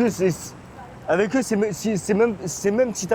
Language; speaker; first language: French; native; French